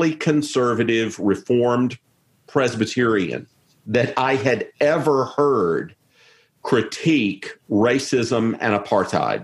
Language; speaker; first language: English; native; English